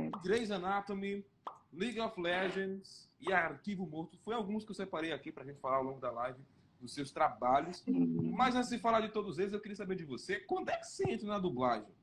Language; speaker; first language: Portuguese; native; Portuguese